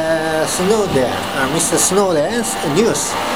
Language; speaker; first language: English; non-native, learner; Japanese